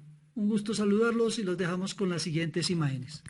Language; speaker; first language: Spanish; native; Spanish